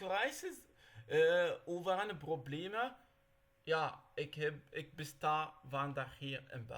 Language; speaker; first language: Dutch; non-native, learner; Arabic